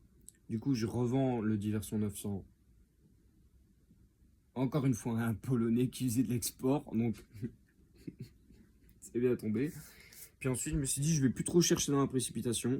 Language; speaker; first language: French; native; French